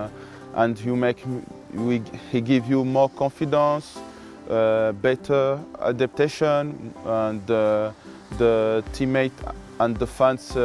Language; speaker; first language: English; non-native, learner; French